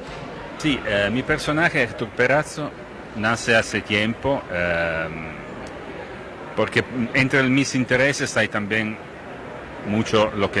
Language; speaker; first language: Spanish; non-native, fluent; Italian